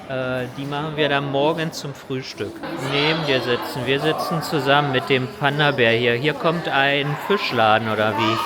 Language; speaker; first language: German; early bilingual, other home language; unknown